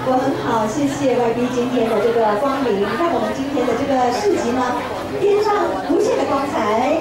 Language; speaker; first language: Chinese; native; Chinese